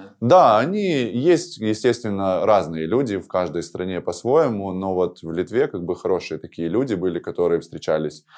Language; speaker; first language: Russian; native; Russian